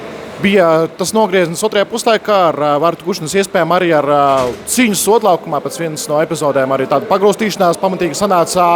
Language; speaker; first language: Latvian; native; Latvian